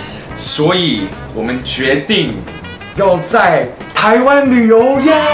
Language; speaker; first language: Chinese; early bilingual, heritage; Chinese